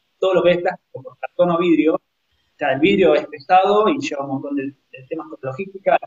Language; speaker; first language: Spanish; native; Spanish